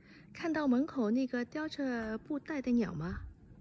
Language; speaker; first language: Chinese; native; Chinese